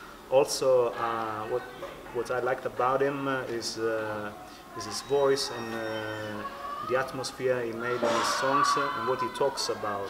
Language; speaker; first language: English; non-native, fluent; Italian